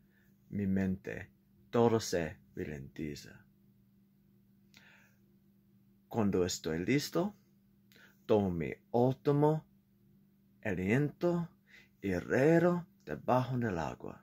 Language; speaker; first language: Spanish; non-native, learner; English